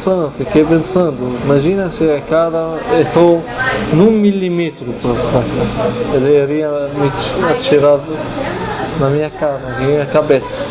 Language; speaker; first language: Portuguese; non-native, fluent; Arabic